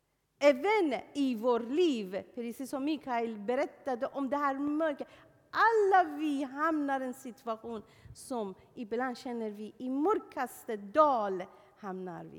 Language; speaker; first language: Swedish; non-native, fluent; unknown